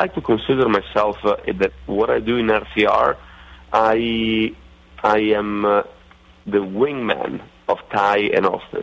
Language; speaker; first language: English; non-native, fluent; Italian